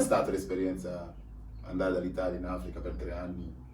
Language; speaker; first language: Italian; native; Italian